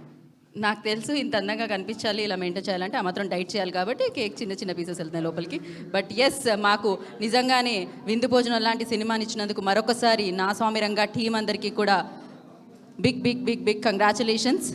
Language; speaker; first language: Telugu; native; Telugu